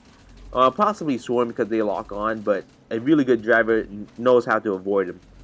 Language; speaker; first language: English; native; English